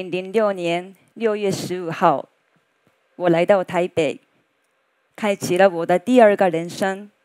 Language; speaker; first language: Chinese; non-native, fluent; Japanese